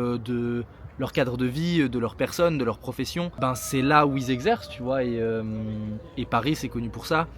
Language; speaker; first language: French; native; French